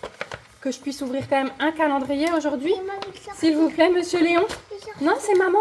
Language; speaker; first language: French; native; French